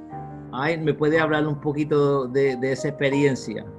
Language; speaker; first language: Spanish; early bilingual, heritage; Spanish